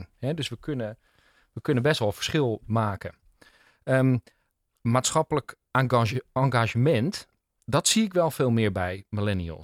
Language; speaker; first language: Dutch; native; Dutch